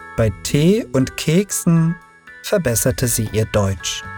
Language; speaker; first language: German; early bilingual, other home language; Turkish